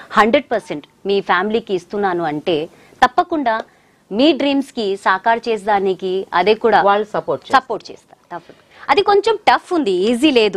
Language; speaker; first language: Telugu; non-native, local second language; Hindi